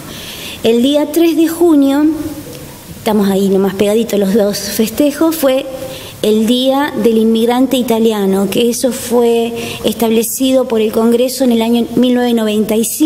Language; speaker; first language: Spanish; native; Spanish